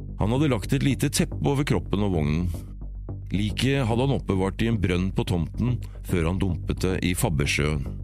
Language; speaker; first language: Norwegian; native; Norwegian